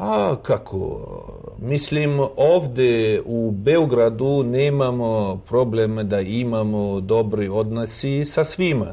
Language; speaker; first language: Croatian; non-native, fluent; Russian